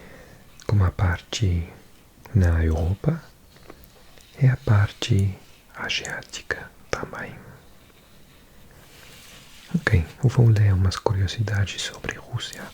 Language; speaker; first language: Portuguese; non-native, learner; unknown